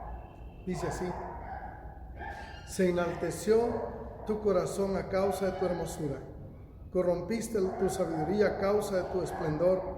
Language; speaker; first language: Spanish; native; Spanish